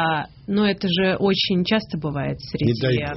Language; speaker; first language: Russian; native; Russian